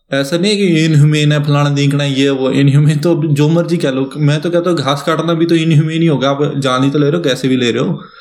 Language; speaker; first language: Hindi; native; Hindi